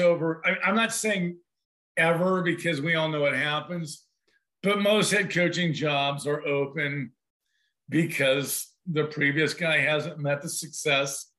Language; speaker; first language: English; native; English